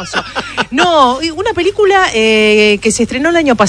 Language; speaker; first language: Spanish; native; Spanish